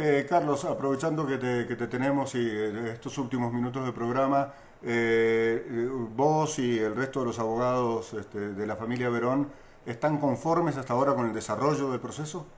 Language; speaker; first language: Spanish; native; Spanish